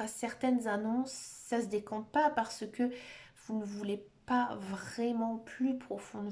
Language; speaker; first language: French; native; French